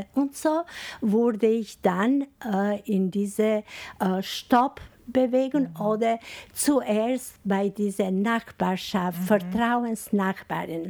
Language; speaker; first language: German; non-native, fluent; Albanian